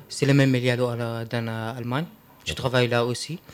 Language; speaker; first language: French; non-native, learner; Arabic